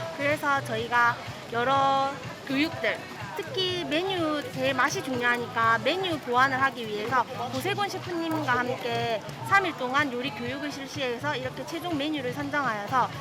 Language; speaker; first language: Korean; native; Korean